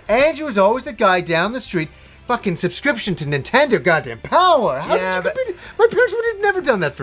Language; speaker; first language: English; native; English